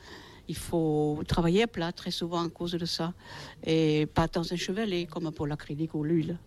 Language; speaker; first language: French; native; French